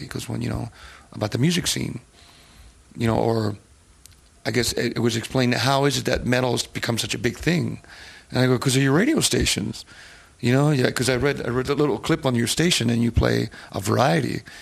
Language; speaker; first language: English; early bilingual, other home language; Spanish